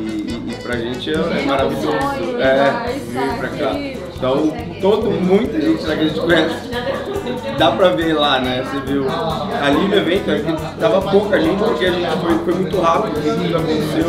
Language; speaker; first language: Portuguese; native; Portuguese